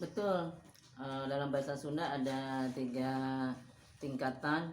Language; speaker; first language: Indonesian; non-native, local second language; Sundanese